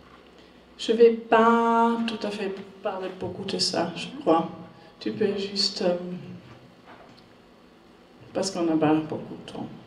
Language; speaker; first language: French; non-native, learner; German